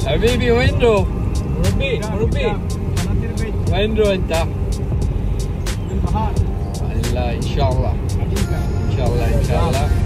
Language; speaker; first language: Arabic; non-native, learner; Bangla